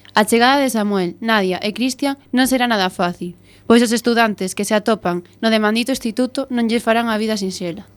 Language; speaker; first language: Galician; non-native, local second language; Spanish